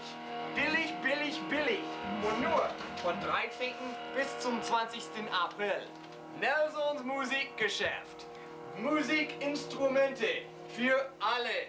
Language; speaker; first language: German; non-native, learner; English